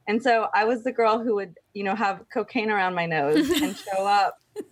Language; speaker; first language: English; native; English